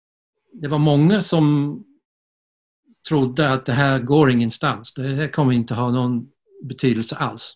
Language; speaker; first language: Swedish; non-native, fluent; English